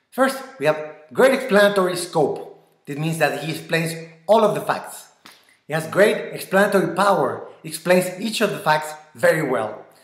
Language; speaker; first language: English; non-native, fluent; Spanish